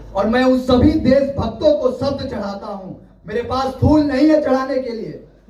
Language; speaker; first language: Hindi; native; Hindi